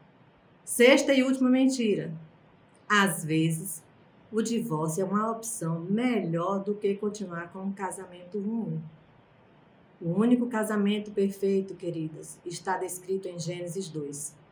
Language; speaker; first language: Portuguese; native; Portuguese